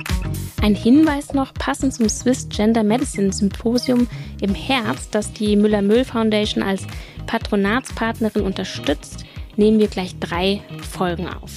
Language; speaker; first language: German; native; German